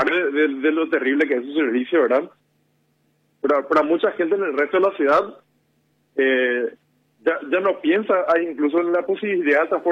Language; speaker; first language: Spanish; native; Spanish